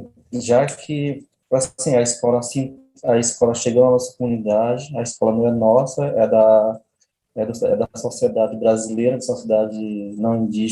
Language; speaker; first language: Portuguese; non-native, local second language; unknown